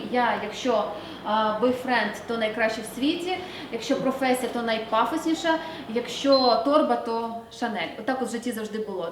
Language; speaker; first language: Ukrainian; native; Ukrainian